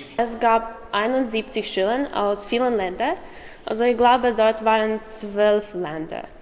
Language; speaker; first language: German; non-native, learner; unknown